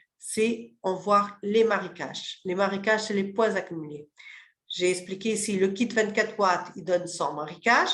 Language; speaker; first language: French; early bilingual, other home language; Portuguese